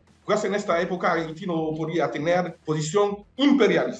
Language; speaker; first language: Spanish; non-native, fluent; Haitian Creole